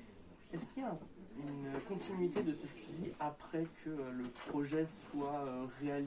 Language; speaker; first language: French; native; French